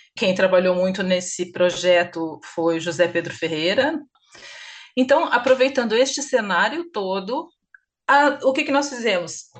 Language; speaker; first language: Portuguese; native; Portuguese